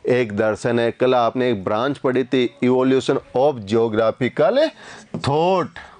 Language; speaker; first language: Hindi; native; Hindi